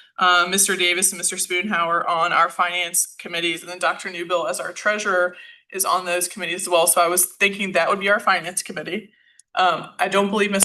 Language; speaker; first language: English; native; English